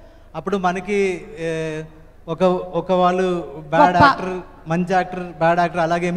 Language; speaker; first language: Telugu; non-native, learner; Malayalam